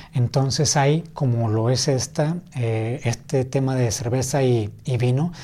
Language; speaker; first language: Spanish; native; Spanish